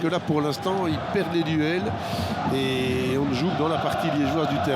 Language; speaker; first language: French; native; French